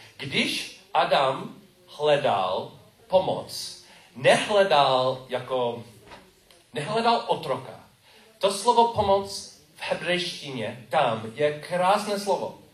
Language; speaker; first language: Czech; non-native, learner; English